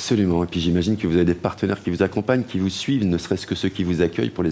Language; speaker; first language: French; native; French